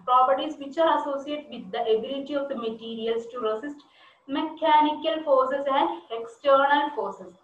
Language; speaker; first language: English; non-native, local second language; Malayalam